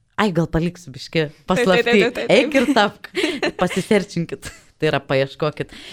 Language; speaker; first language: Lithuanian; native; Lithuanian